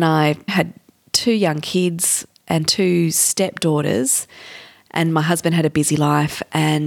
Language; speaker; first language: English; native; English